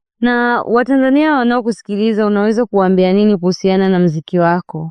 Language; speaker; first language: Swahili; native; Swahili